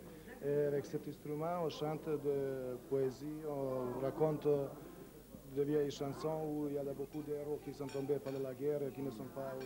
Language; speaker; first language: French; non-native, learner; Serbian